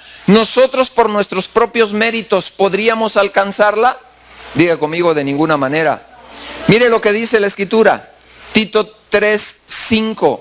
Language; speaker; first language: Spanish; native; Spanish